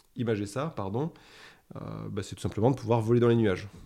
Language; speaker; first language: French; native; French